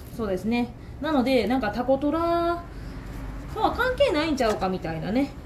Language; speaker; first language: Japanese; native; Japanese